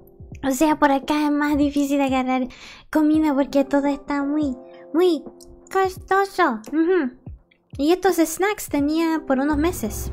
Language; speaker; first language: Spanish; early bilingual, heritage; Spanish